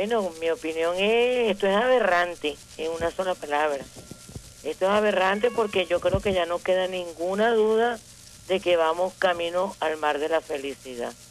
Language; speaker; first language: Spanish; native; Spanish